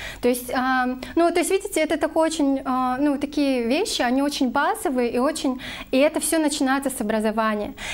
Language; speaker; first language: Russian; non-native, local second language; Kyrgyz